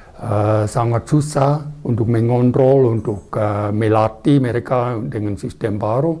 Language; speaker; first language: Indonesian; non-native, fluent; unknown